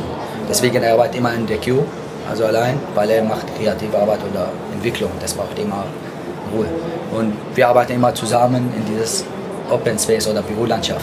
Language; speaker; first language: German; non-native, fluent; Arabic